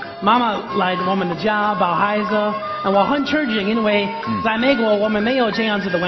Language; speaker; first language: Chinese; non-native, learner; English